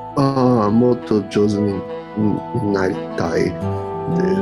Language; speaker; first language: Japanese; non-native, learner; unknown